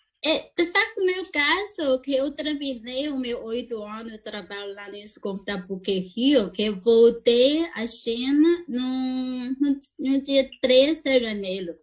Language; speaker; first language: Portuguese; non-native, fluent; Chinese